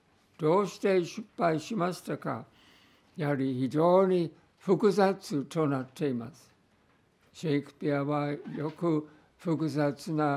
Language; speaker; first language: Japanese; non-native, fluent; English